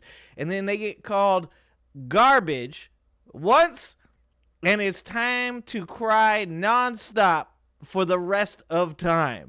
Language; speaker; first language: English; native; English